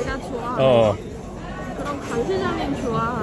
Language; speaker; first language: Korean; non-native, learner; Cantonese